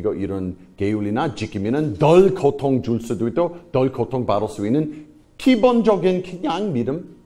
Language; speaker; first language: Korean; non-native, fluent; English